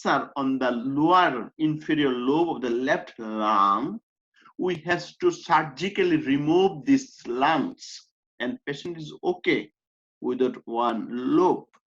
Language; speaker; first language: English; non-native, fluent; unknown